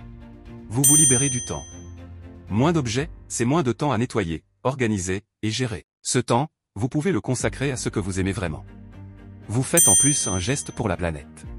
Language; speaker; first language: French; native; French